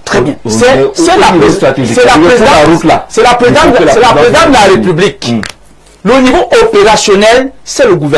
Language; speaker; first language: French; native; French